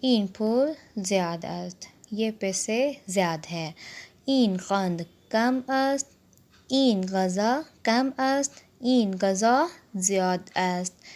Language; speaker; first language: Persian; non-native, fluent; Urdu